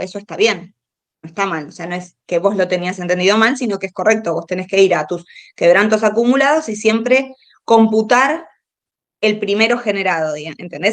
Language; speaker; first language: Spanish; native; Spanish